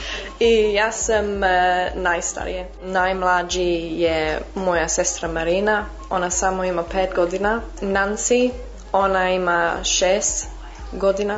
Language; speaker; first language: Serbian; early bilingual, heritage; English